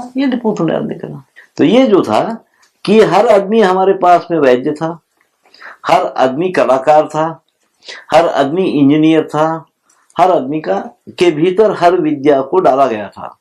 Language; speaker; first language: Hindi; non-native, local second language; Telugu